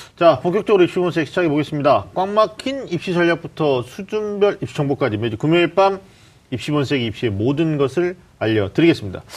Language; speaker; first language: Korean; native; Korean